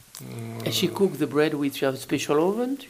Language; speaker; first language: English; non-native, learner; French